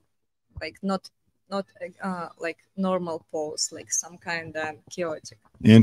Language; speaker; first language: English; non-native, fluent; Russian